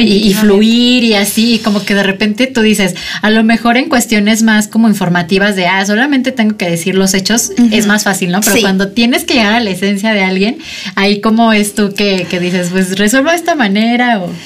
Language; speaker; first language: Spanish; native; Spanish